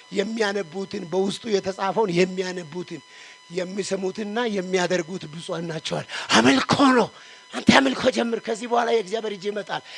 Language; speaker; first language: Amharic; non-native, local second language; Wolaytta